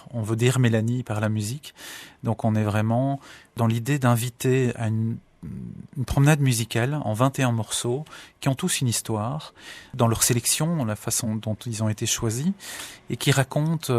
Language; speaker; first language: French; native; French